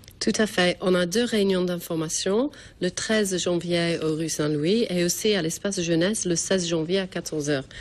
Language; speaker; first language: French; non-native, fluent; English